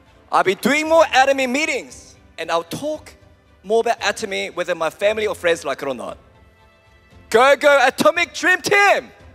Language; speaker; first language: English; early bilingual, other home language; Korean